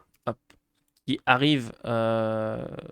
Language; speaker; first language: French; native; French